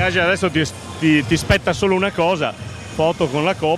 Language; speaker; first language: Italian; native; Italian